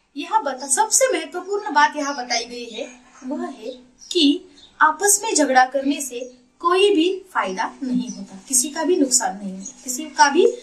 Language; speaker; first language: Hindi; non-native, local second language; Marathi